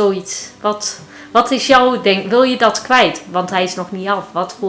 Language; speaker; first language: Dutch; early bilingual, heritage; Turkish